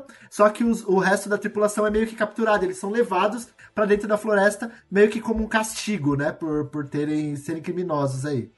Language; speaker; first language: Portuguese; native; Portuguese